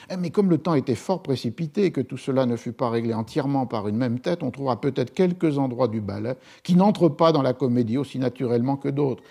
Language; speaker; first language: French; native; French